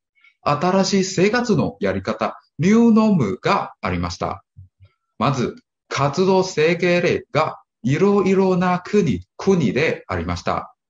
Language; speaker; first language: Japanese; non-native, learner; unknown